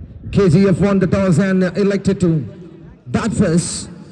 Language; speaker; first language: English; non-native, local second language; Malayalam